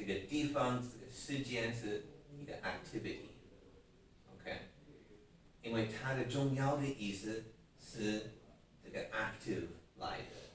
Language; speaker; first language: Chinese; non-native, fluent; English